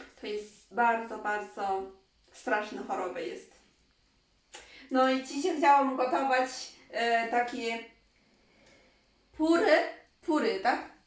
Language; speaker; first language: Polish; non-native, learner; Chinese